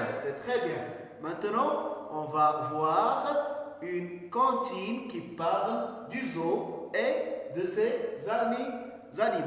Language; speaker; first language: French; non-native, local second language; Arabic